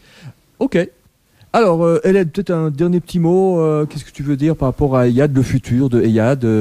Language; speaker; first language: French; native; French